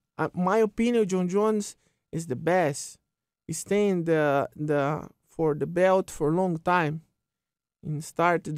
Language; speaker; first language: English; non-native, learner; Portuguese